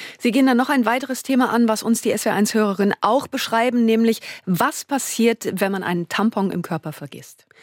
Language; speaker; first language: German; native; German